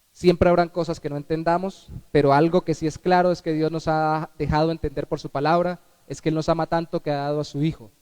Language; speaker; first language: Spanish; native; Spanish